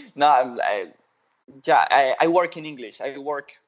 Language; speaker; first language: English; non-native, fluent; Spanish